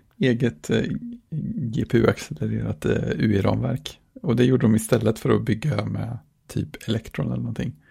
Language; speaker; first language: Swedish; native; Swedish